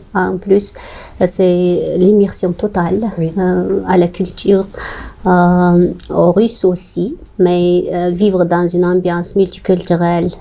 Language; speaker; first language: French; non-native, fluent; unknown